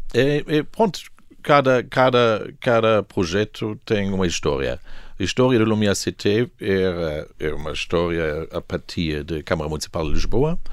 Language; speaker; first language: Portuguese; non-native, fluent; German